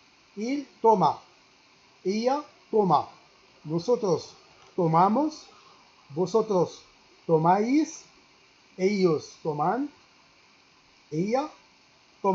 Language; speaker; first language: Spanish; non-native, learner; Arabic